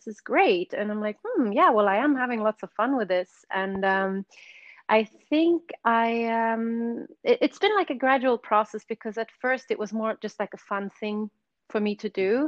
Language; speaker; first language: English; non-native, fluent; Swedish